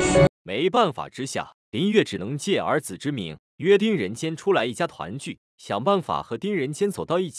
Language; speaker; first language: Chinese; native; Chinese